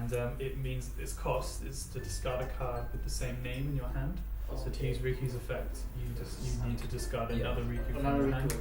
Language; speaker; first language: English; native; English